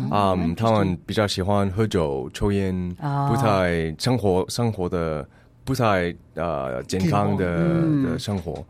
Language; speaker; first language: Chinese; early bilingual, heritage; English